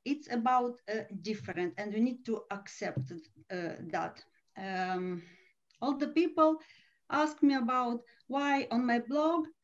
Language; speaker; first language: English; non-native, learner; Romanian